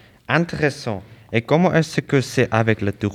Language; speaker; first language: French; non-native, learner; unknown